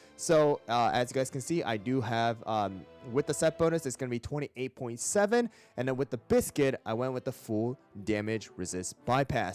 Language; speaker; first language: English; native; English